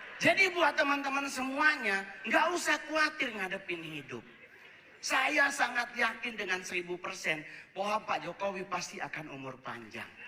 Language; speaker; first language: Indonesian; native; Indonesian